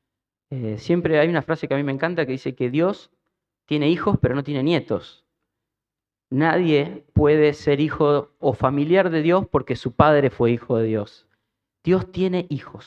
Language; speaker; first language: Spanish; native; Spanish